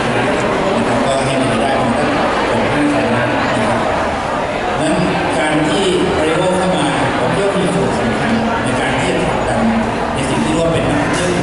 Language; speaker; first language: Thai; native; Thai